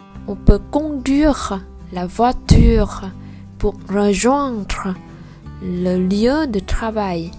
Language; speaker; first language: French; non-native, learner; Vietnamese